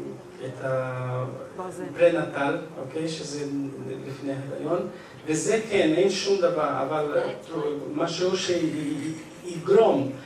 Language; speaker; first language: Hebrew; non-native, fluent; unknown